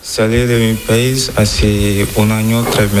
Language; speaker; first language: Spanish; non-native, learner; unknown